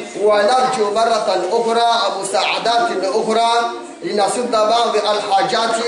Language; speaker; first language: Arabic; non-native, local second language; Comorian